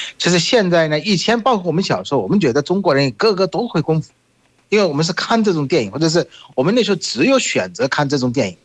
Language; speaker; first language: Chinese; non-native, fluent; Bangla